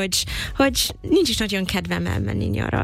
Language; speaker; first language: Hungarian; non-native, fluent; English